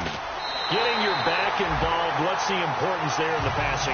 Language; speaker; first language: English; native; English